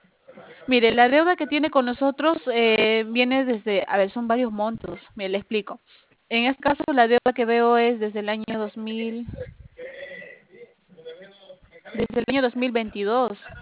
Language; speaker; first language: Spanish; native; Spanish